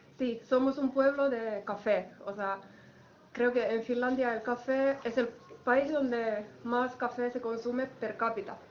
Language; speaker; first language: Spanish; non-native, fluent; Finnish